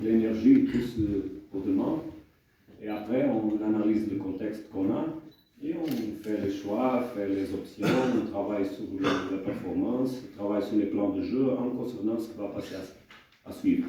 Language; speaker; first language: French; non-native, fluent; Portuguese